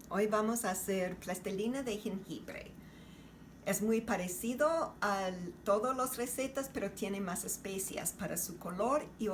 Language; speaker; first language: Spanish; non-native, learner; English